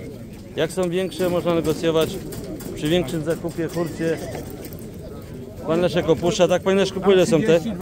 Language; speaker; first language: Polish; native; Polish